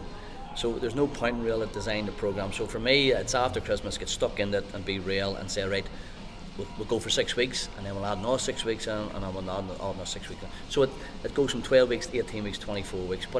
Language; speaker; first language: English; native; English